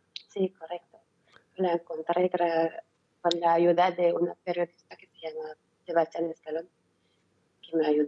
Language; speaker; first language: Spanish; non-native, learner; French